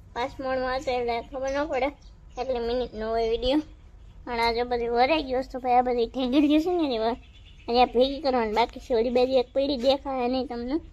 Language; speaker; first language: Gujarati; native; Gujarati